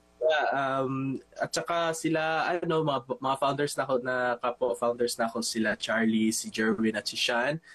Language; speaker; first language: Filipino; non-native, local second language; Cebuano